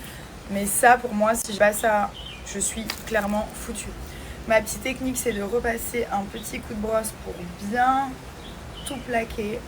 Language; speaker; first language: French; native; French